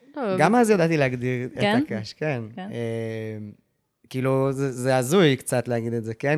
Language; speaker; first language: Hebrew; early bilingual, other home language; English